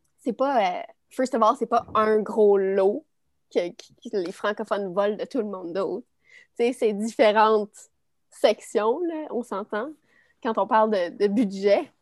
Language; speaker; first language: French; native; French